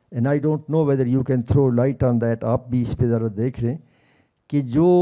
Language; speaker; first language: Urdu; native; Urdu